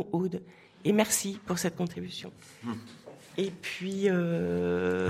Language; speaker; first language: French; native; French